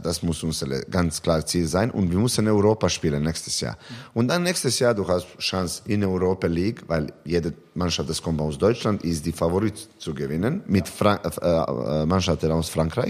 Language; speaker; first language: German; non-native, learner; Serbian